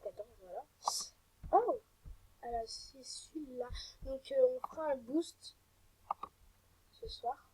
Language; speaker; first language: French; native; French